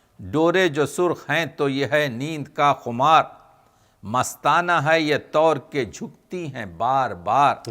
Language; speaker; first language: Urdu; native; Urdu